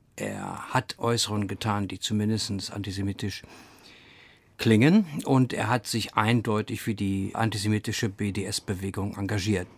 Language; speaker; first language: German; early bilingual, other home language; English